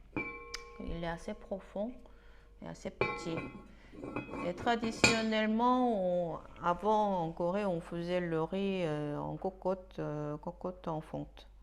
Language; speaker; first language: French; non-native, fluent; Korean